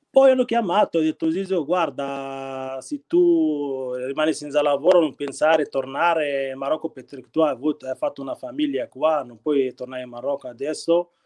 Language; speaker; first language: Italian; non-native, fluent; Arabic